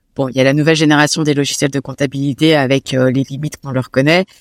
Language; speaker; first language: French; native; French